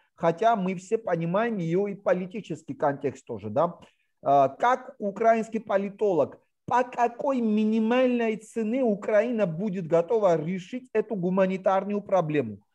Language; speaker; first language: Russian; non-native, local second language; Georgian